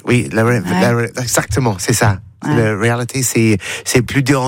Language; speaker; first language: French; non-native, learner; English